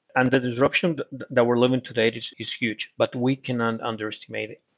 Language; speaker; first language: English; non-native, fluent; Spanish